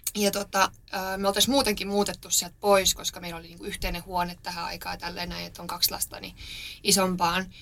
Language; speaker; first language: Finnish; native; Finnish